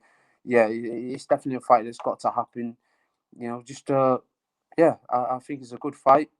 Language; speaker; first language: English; native; English